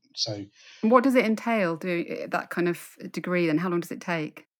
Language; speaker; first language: English; native; English